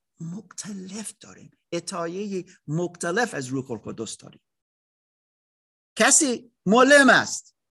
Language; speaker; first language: Persian; non-native, learner; English